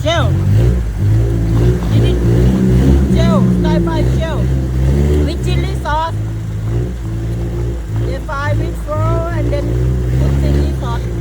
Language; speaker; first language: English; non-native, learner; Thai